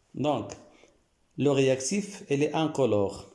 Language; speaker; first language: French; non-native, local second language; Arabic